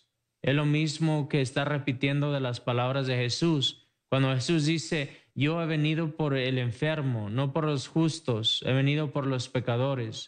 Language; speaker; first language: Spanish; native; Spanish